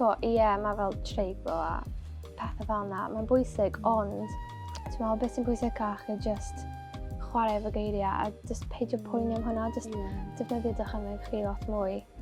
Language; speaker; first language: Welsh; non-native, local second language; English